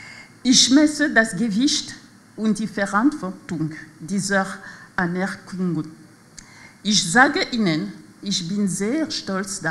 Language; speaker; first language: German; non-native, fluent; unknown